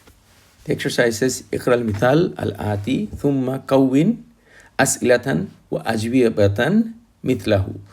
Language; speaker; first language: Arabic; non-native, fluent; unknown